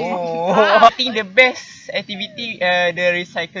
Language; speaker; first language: English; non-native, learner; Malay